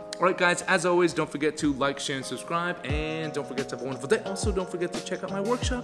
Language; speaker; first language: English; native; English